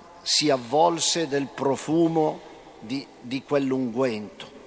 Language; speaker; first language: Italian; native; Italian